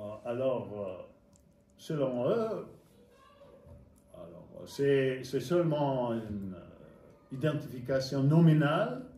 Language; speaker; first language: French; non-native, fluent; English